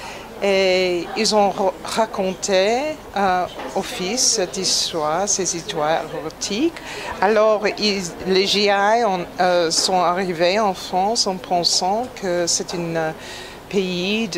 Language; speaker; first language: French; non-native, fluent; English